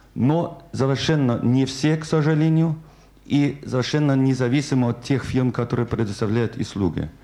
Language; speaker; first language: Russian; non-native, fluent; German